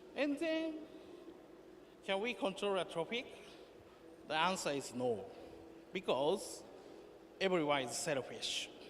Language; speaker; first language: English; non-native, learner; Japanese